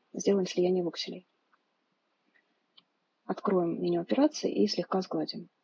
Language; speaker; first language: Russian; native; Russian